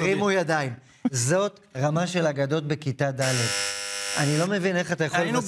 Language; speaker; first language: Hebrew; native; Hebrew